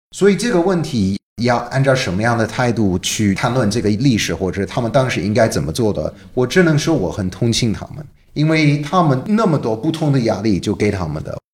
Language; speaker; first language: Chinese; non-native, fluent; English